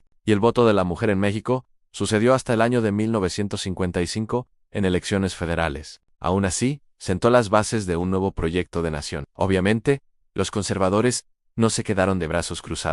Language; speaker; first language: Spanish; native; Spanish